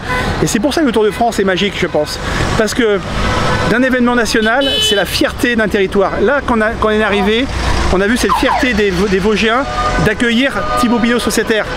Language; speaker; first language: French; native; French